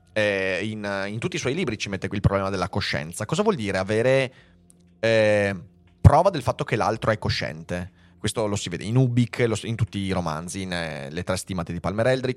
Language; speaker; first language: Italian; native; Italian